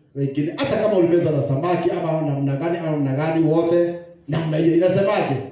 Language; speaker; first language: Swahili; non-native, local second language; Kikuyu